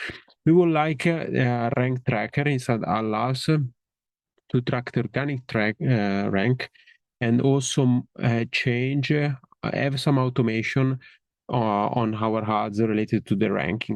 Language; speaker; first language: English; non-native, fluent; Italian